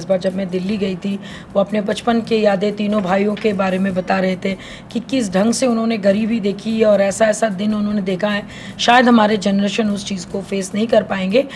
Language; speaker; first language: Hindi; non-native, local second language; Bangla